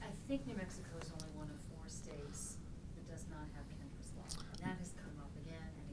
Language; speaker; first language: English; native; English